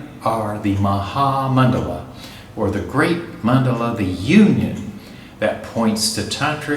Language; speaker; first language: English; native; English